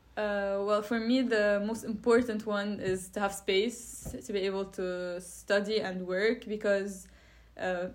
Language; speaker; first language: English; non-native, fluent; Arabic